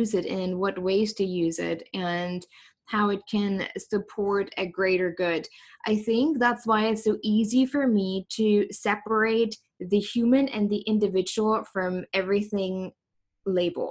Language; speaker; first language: English; non-native, fluent; German